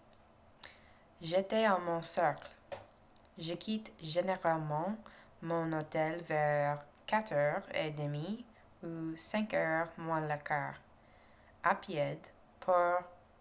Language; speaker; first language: French; non-native, learner; English